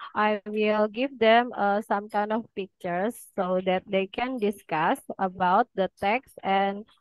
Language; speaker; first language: English; non-native, fluent; Indonesian